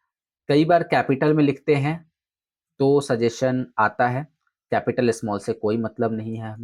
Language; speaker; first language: Hindi; native; Hindi